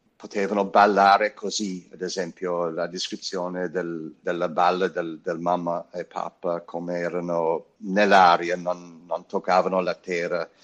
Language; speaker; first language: Italian; non-native, fluent; English